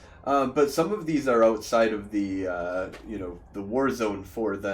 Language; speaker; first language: English; native; English